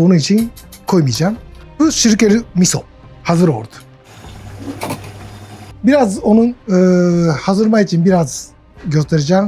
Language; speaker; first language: Turkish; non-native, learner; Japanese